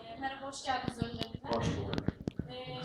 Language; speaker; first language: Turkish; native; Turkish